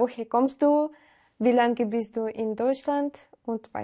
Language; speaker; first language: German; non-native, fluent; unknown